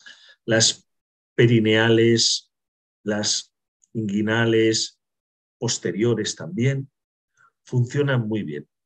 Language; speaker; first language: Spanish; native; Spanish